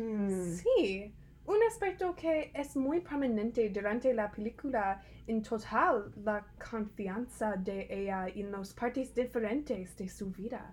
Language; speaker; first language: Spanish; non-native, learner; English